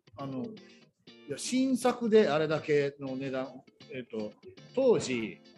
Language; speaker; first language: Japanese; native; Japanese